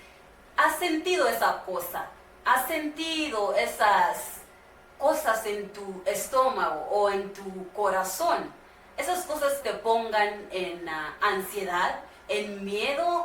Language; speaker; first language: Spanish; non-native, learner; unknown